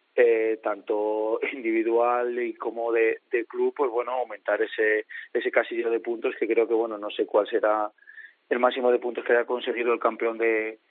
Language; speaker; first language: Spanish; native; Spanish